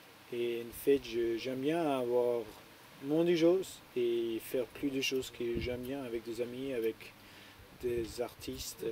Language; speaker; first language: French; non-native, learner; German